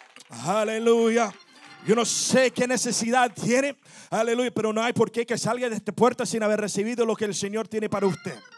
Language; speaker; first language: Spanish; non-native, fluent; English